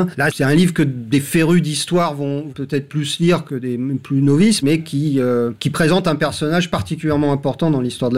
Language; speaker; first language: French; native; French